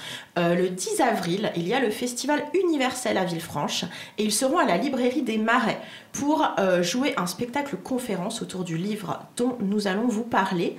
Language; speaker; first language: French; native; French